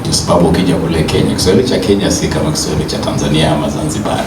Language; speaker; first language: Swahili; non-native, local second language; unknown